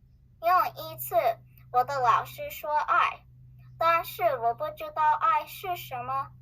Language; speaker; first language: Chinese; non-native, learner; English